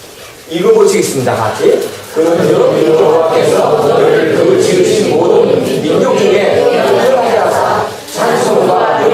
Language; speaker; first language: Korean; native; Korean